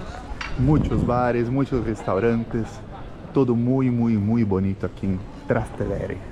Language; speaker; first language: Spanish; non-native, fluent; Portuguese